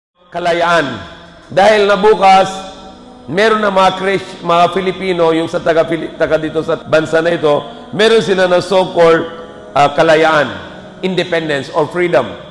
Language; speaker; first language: Filipino; non-native, fluent; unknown